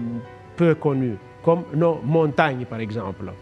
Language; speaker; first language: French; non-native, fluent; Greek